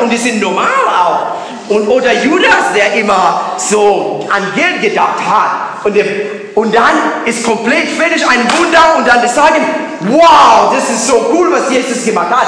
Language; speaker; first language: German; non-native, learner; English